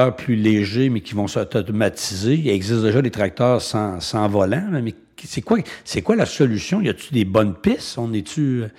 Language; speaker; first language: French; native; French